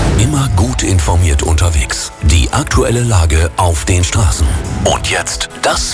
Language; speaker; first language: German; native; German